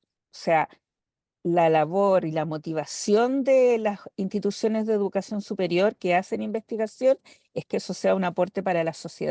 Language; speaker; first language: Spanish; native; Spanish